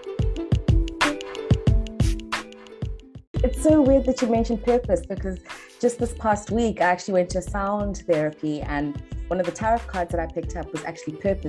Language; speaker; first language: English; non-native, local second language; Xhosa